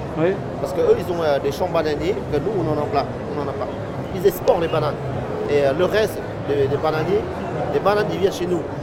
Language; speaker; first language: French; non-native, fluent; Hmong